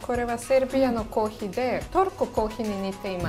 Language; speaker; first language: Japanese; non-native, fluent; Serbian